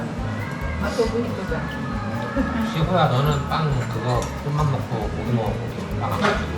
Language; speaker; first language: Korean; native; Korean